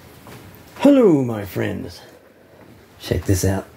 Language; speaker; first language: English; native; English